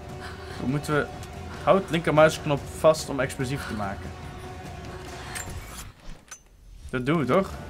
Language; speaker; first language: Dutch; native; Dutch